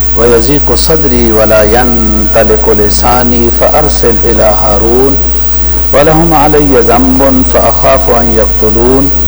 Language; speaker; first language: Urdu; native; Urdu